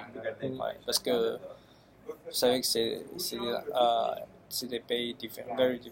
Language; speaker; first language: French; early bilingual, other home language; Chinese